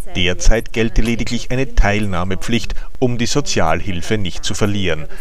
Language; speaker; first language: German; native; German